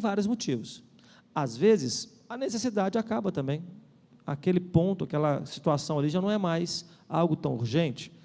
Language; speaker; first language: Portuguese; native; Portuguese